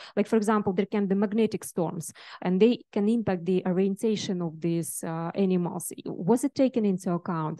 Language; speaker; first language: English; non-native, fluent; Russian